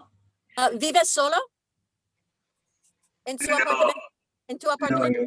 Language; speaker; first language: Spanish; non-native, learner; English